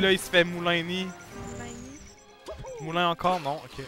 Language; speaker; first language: French; native; French